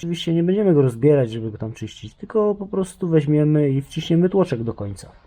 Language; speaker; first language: Polish; native; Polish